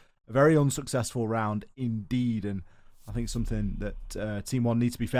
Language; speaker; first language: English; native; English